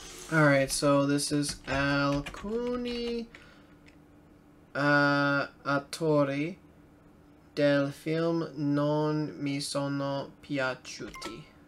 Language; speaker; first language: Italian; non-native, learner; English